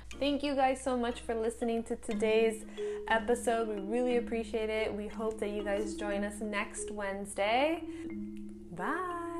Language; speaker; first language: English; early bilingual, other home language; Spanish